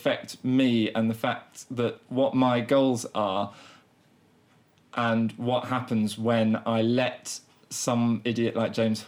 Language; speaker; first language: English; native; English